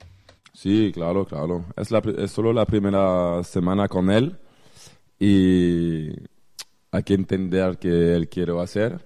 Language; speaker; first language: Spanish; non-native, fluent; French